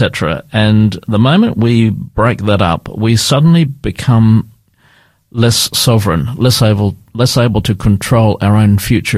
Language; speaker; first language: English; native; English